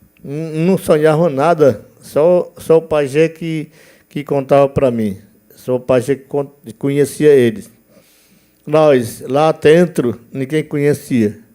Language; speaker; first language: Portuguese; non-native, local second language; Yanomámi